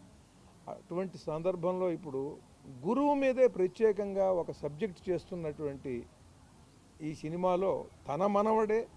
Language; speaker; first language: Telugu; native; Telugu